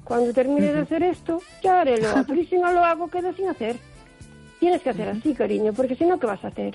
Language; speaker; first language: Spanish; native; Spanish